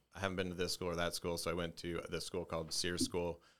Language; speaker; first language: English; native; English